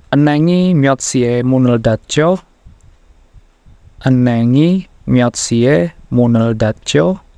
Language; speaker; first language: Korean; non-native, fluent; Indonesian